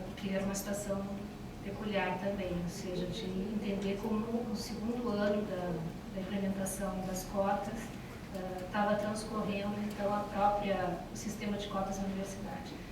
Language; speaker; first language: Portuguese; native; Portuguese